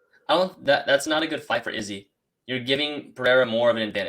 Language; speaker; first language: English; native; English